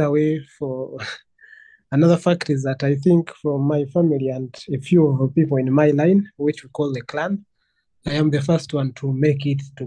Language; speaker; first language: English; non-native, local second language; Ganda